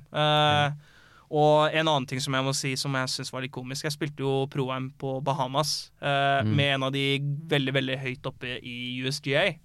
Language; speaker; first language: Norwegian; native; Norwegian